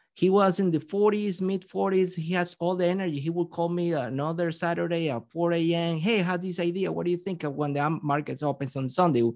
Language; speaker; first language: English; non-native, fluent; Spanish